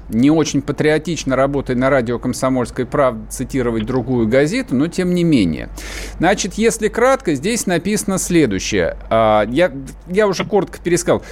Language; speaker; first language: Russian; native; Russian